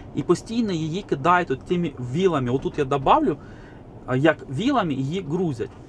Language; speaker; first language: Ukrainian; non-native, local second language; Russian